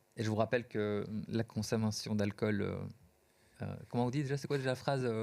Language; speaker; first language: French; early bilingual, other home language; Portuguese